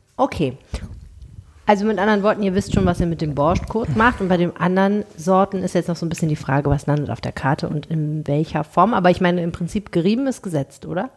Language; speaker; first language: German; native; German